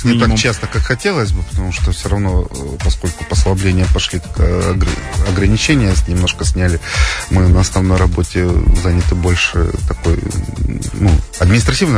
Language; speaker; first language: Russian; native; Russian